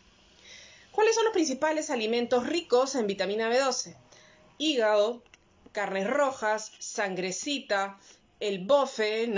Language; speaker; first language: Spanish; native; Spanish